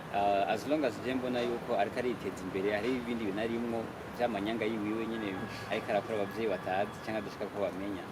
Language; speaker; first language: Rundi; early bilingual, heritage; Rundi